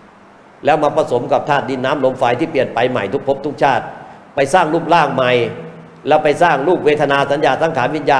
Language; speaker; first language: Thai; native; Thai